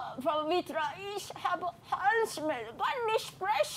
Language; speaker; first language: German; non-native, learner; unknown